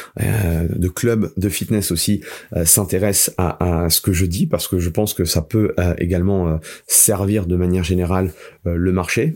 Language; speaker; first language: French; native; French